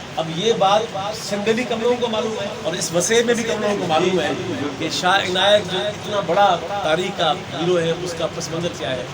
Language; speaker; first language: Urdu; non-native, local second language; Sindhi